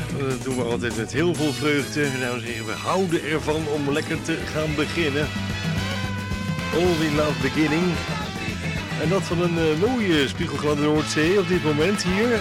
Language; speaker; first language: Dutch; native; Dutch